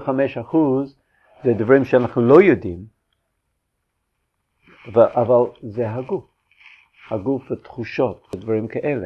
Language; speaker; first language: Hebrew; non-native, fluent; English